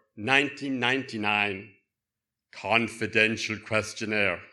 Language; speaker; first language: English; native; English